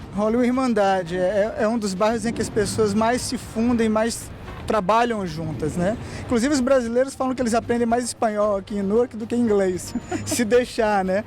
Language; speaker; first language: Portuguese; native; Portuguese